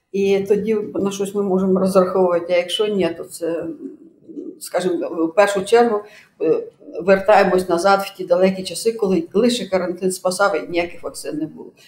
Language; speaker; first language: Ukrainian; native; Ukrainian